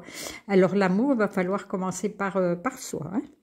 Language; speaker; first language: French; native; French